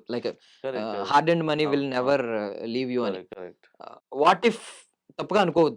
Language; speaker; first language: Telugu; native; Telugu